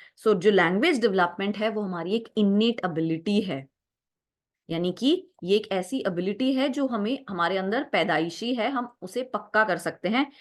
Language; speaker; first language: Hindi; native; Hindi